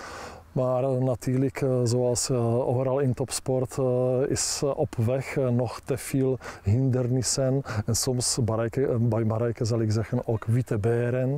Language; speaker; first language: Dutch; non-native, learner; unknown